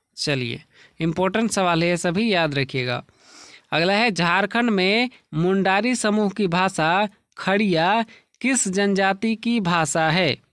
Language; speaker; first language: Hindi; native; Hindi